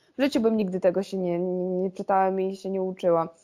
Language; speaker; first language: Polish; non-native, fluent; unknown